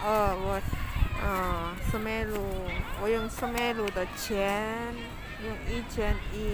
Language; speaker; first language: Chinese; non-native, learner; Javanese